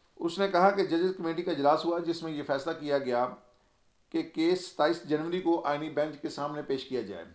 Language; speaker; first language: Urdu; non-native, local second language; Punjabi